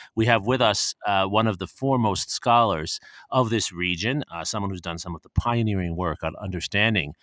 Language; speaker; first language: English; native; English